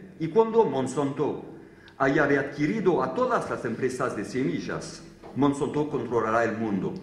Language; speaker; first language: Spanish; non-native, fluent; French